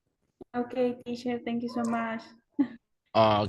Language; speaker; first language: English; non-native, learner; Spanish